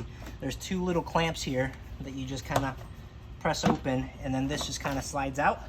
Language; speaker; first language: English; native; English